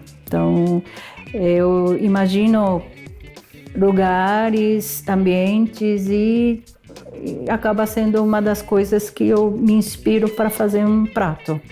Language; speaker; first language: Portuguese; non-native, fluent; Japanese